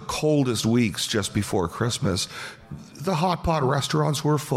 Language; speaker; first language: English; native; English